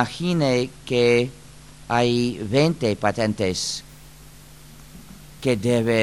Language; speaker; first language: Spanish; non-native, fluent; English